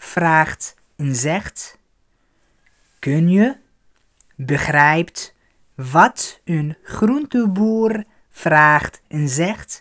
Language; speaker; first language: Dutch; non-native, fluent; Arabic